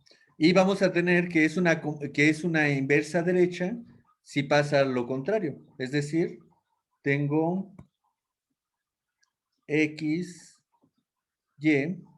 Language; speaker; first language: Spanish; native; Spanish